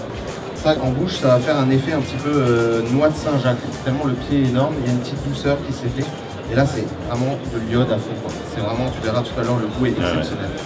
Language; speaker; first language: French; native; French